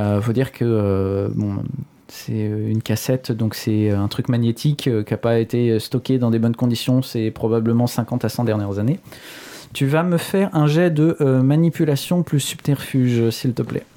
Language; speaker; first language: French; native; French